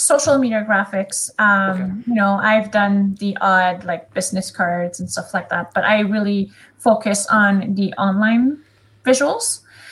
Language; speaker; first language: English; non-native, fluent; French